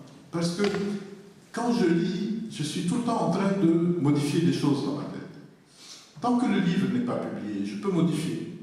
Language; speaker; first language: French; non-native, local second language; Arabic